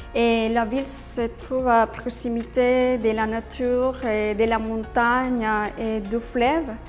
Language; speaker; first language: French; non-native, fluent; Spanish